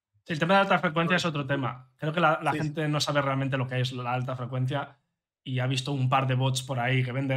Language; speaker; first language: Spanish; native; Spanish